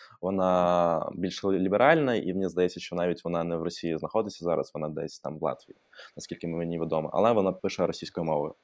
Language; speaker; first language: Ukrainian; non-native, local second language; Russian